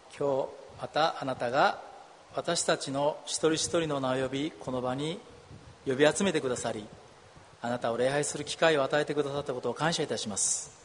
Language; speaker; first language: Japanese; native; Japanese